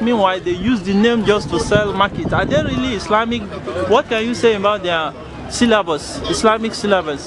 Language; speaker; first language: English; non-native, local second language; Yoruba